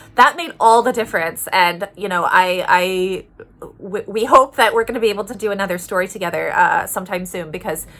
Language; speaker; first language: English; native; English